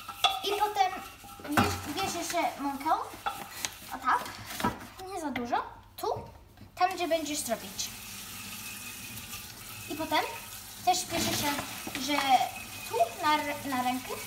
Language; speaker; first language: Polish; early bilingual, heritage; Polish